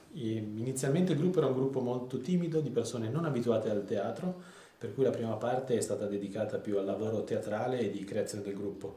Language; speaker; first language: Italian; native; Italian